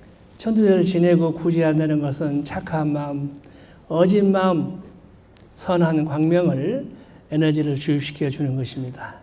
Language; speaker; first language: Korean; native; Korean